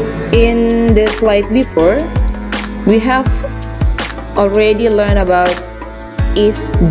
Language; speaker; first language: English; non-native, fluent; Indonesian